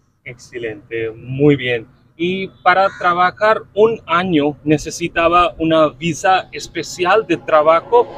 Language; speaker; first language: Spanish; non-native, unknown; Hindi